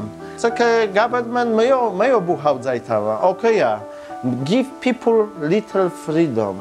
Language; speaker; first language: Chinese; non-native, learner; Polish